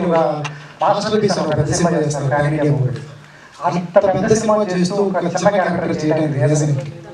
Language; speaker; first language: Telugu; native; Telugu